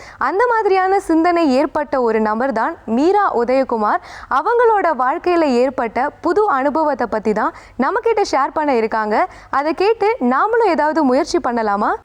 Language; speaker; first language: Tamil; native; Tamil